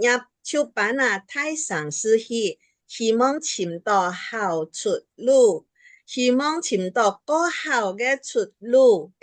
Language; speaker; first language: Chinese; early bilingual, heritage; Chinese